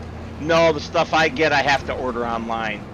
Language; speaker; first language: English; native; English